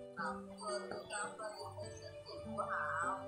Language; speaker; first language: Chinese; non-native, learner; Vietnamese